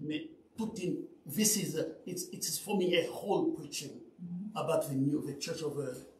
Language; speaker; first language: English; non-native, learner; Luba-Lulua